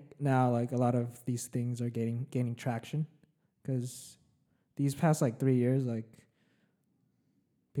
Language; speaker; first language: English; early bilingual, other home language; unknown